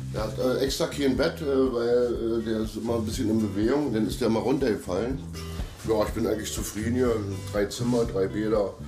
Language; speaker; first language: German; native; German